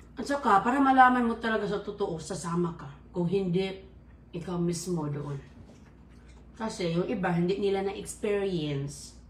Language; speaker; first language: Filipino; non-native, local second language; Cebuano